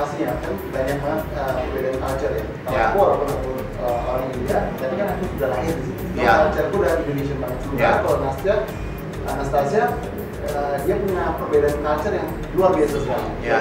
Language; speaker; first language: Indonesian; early bilingual, other home language; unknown